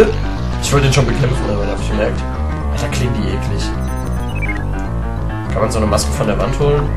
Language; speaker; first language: German; native; German